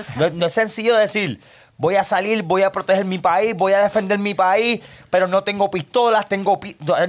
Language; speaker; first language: Spanish; native; Spanish